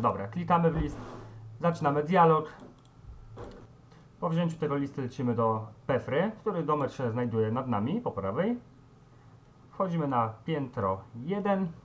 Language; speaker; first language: Polish; native; Polish